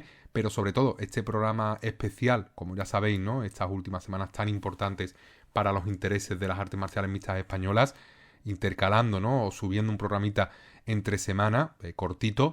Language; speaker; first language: Spanish; native; Spanish